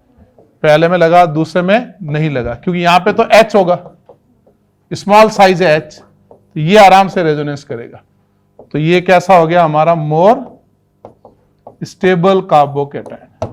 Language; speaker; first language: Hindi; native; Hindi